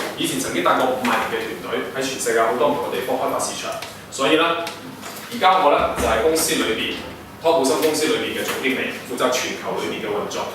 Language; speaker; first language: Cantonese; early bilingual, heritage; Cantonese